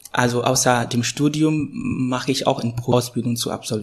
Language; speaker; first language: German; non-native, fluent; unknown